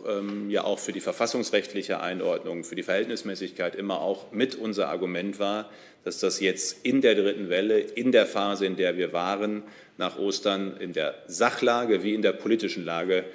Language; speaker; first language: German; native; German